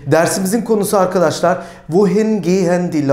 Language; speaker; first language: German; non-native, fluent; Turkish